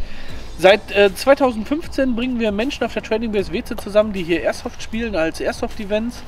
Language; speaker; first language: German; native; German